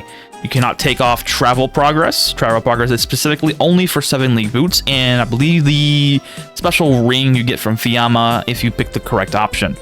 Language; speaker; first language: English; native; English